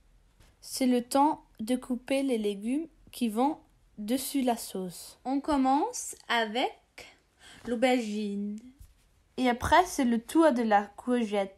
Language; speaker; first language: French; non-native, fluent; English